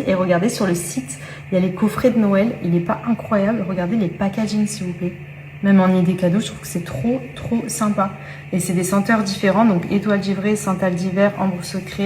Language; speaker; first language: French; native; French